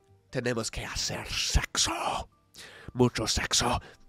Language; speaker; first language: Spanish; non-native, learner; English